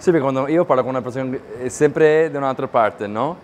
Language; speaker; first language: Italian; non-native, learner; English